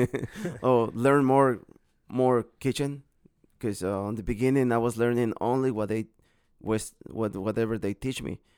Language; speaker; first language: English; non-native, learner; Spanish